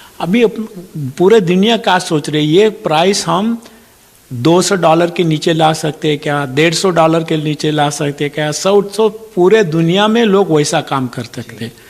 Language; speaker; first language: Hindi; non-native, local second language; Marathi